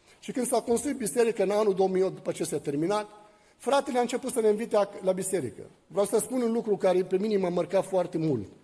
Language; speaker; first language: Romanian; non-native, fluent; Arabic